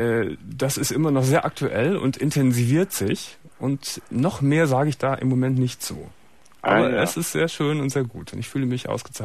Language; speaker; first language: German; native; German